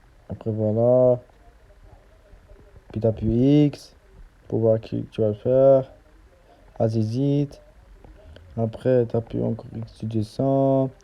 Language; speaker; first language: French; native; French